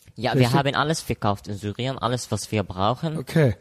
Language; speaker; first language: German; non-native, fluent; Arabic